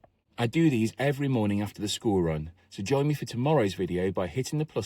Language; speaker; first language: English; native; English